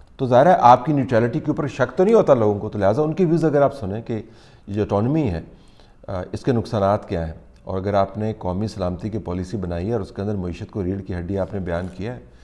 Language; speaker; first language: Urdu; native; Urdu